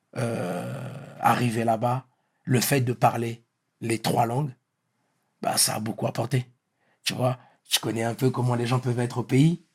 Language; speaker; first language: French; early bilingual, other home language; Lingala